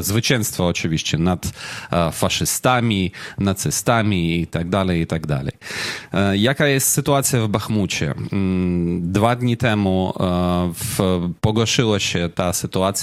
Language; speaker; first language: Polish; non-native, fluent; Ukrainian